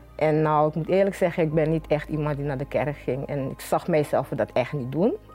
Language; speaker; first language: Dutch; native; Dutch